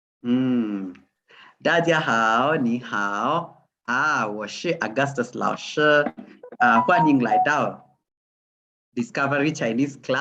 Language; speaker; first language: Chinese; non-native, learner; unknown